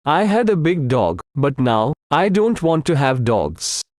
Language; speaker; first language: English; non-native, local second language; Hindi